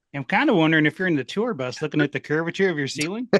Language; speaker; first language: English; native; English